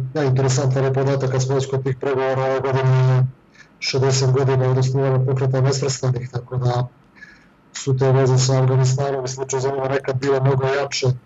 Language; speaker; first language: Serbian; native; Serbian